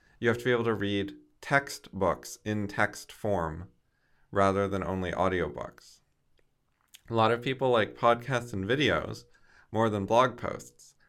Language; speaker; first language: English; native; English